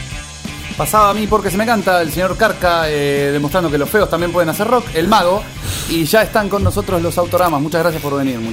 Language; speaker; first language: Spanish; native; Spanish